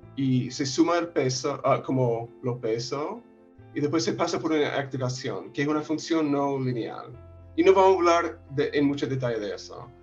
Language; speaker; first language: Spanish; non-native, fluent; English